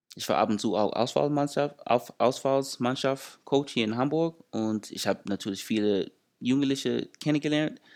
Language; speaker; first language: German; non-native, fluent; English